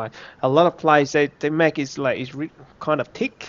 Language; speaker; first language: English; non-native, fluent; Vietnamese